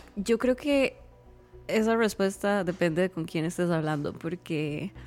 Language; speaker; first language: Spanish; native; Spanish